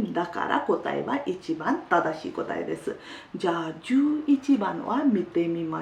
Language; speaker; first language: Japanese; non-native, fluent; Hindi